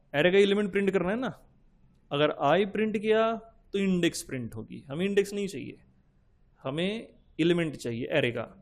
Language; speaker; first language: Hindi; non-native, local second language; Marathi